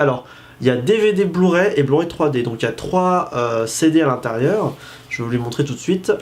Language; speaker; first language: French; native; French